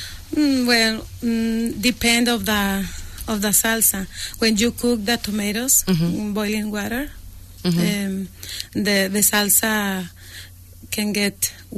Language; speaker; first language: English; non-native, learner; Spanish